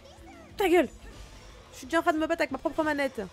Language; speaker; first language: French; native; French